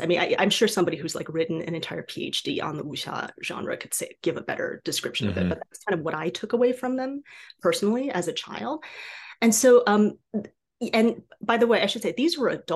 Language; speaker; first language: English; non-native, fluent; Chinese